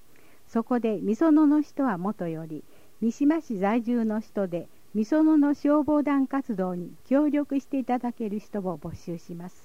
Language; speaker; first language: Japanese; native; Japanese